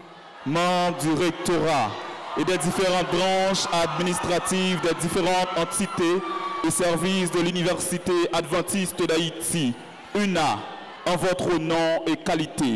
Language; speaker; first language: French; non-native, local second language; Haitian Creole